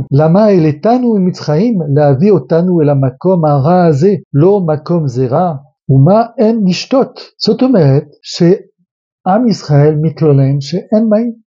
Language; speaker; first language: Hebrew; non-native, fluent; French